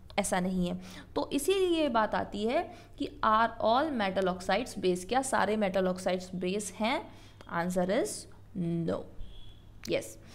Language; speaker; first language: Hindi; native; Hindi